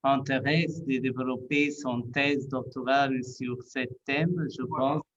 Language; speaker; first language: French; non-native, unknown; Portuguese